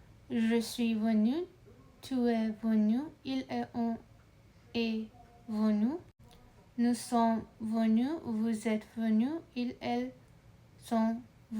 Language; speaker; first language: French; non-native, learner; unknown